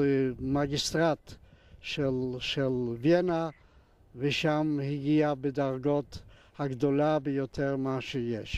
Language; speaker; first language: Hebrew; non-native, fluent; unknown